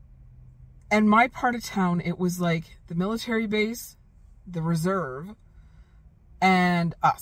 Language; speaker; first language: English; native; English